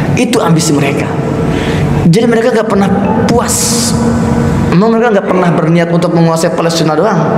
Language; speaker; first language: Indonesian; native; Indonesian